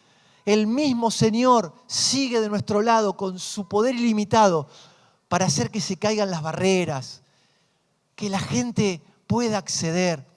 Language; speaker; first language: Spanish; native; Spanish